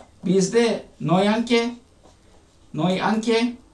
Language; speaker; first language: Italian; non-native, learner; Turkish